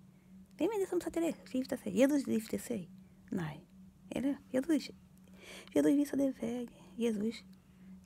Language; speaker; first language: Swedish; non-native, learner; Portuguese